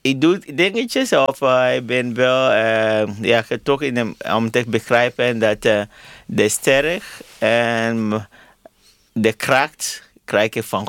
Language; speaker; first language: Dutch; non-native, learner; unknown